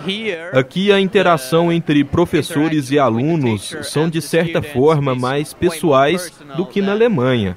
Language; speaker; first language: Portuguese; non-native, fluent; German